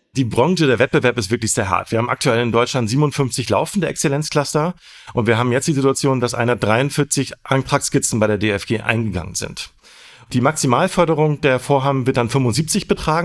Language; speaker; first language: German; native; German